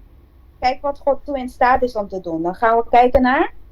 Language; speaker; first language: Dutch; non-native, local second language; Papiamento